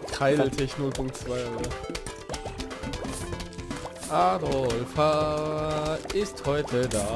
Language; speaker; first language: German; native; German